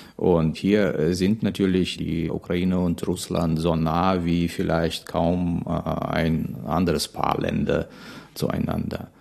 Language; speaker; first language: German; non-native, fluent; Ukrainian